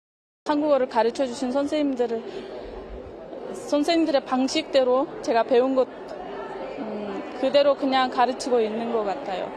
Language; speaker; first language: Korean; non-native, fluent; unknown